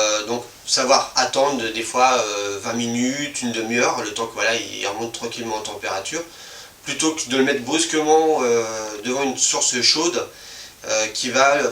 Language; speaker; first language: French; native; French